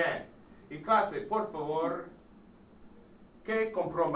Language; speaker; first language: Spanish; non-native, fluent; English